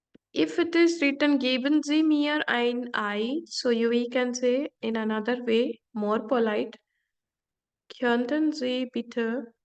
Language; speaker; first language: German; non-native, fluent; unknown